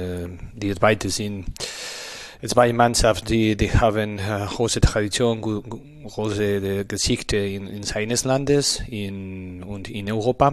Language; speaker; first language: German; non-native, learner; Spanish